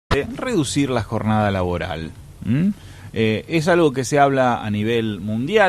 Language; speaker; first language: Spanish; native; Spanish